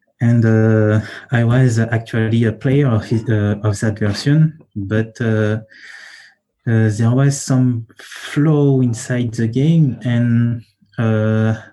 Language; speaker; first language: English; non-native, learner; French